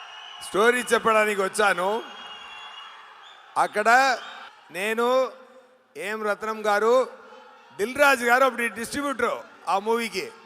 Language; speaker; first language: Telugu; non-native, learner; Tamil